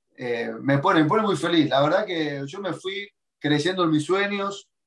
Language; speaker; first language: Spanish; native; Spanish